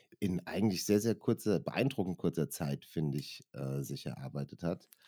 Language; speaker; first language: German; native; German